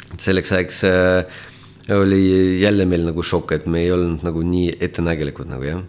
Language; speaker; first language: Estonian; non-native, local second language; Russian